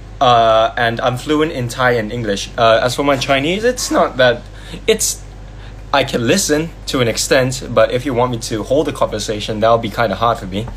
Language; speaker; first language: English; non-native, fluent; Thai